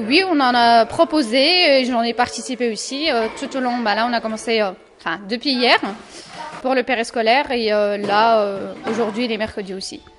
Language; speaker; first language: French; native; French